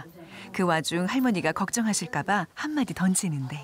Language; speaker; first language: Korean; native; Korean